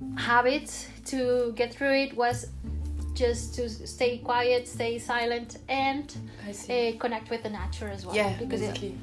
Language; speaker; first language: English; non-native, fluent; Spanish